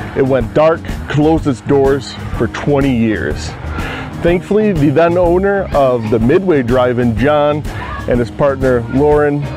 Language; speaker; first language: English; native; English